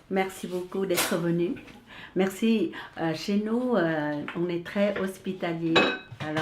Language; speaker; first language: French; early bilingual, other home language; Vietnamese